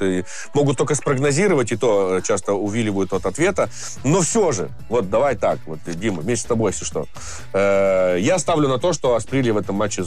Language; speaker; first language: Russian; native; Russian